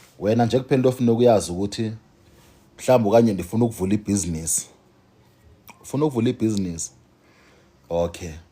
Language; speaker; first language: Zulu; non-native, local second language; Xhosa